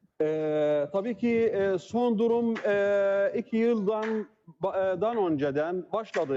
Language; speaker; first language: Turkish; non-native, learner; Arabic